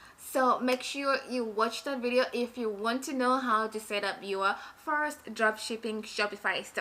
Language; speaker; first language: English; non-native, fluent; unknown